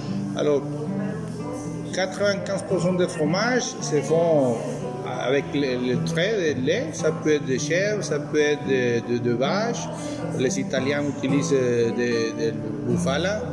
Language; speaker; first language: French; non-native, fluent; Spanish